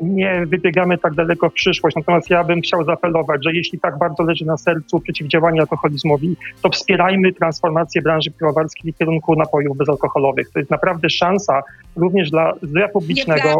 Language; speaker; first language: Polish; native; Polish